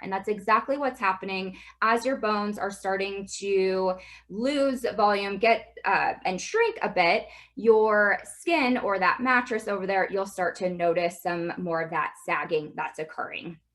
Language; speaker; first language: English; native; English